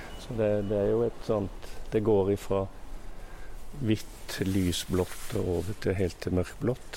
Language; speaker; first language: Norwegian; native; Norwegian